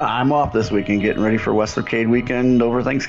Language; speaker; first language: English; native; English